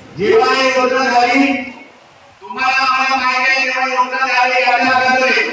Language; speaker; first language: Marathi; non-native, local second language; Bhili